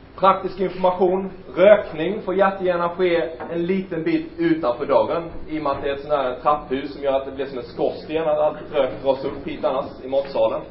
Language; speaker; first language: Swedish; native; Swedish